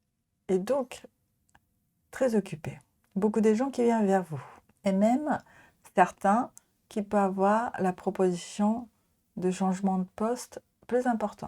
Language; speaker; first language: French; non-native, fluent; Japanese